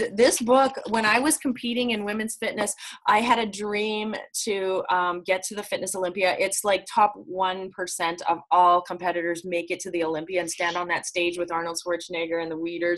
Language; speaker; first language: English; native; English